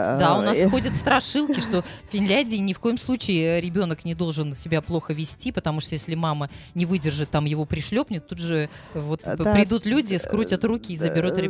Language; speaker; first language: Russian; native; Russian